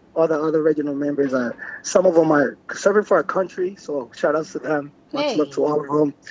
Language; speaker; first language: English; non-native, fluent; Spanish